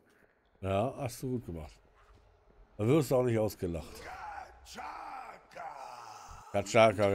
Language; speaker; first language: German; native; German